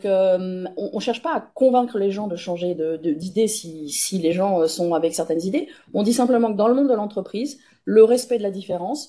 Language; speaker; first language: French; native; French